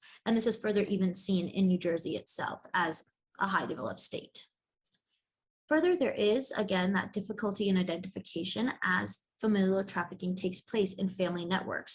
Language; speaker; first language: English; native; English